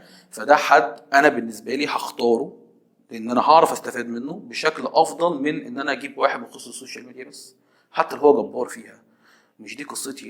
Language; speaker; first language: Arabic; native; Arabic